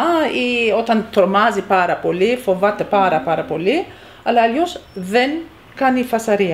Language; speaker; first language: Greek; non-native, fluent; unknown